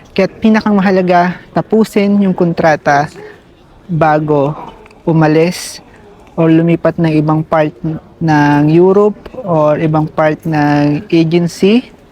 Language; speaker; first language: Filipino; native; Filipino